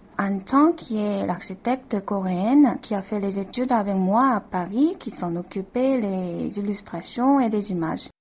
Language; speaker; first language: French; non-native, fluent; Korean